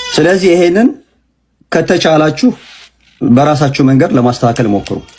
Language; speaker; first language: Amharic; native; Amharic